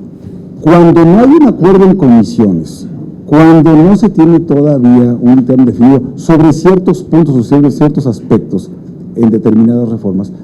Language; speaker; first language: Spanish; native; Spanish